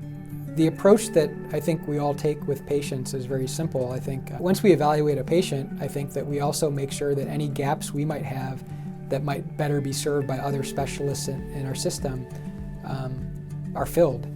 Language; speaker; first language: English; native; English